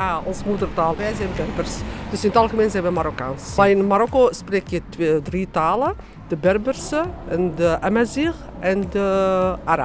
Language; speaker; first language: Dutch; early bilingual, other home language; Berber languages